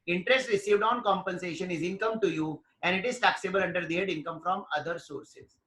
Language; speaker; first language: English; non-native, local second language; Hindi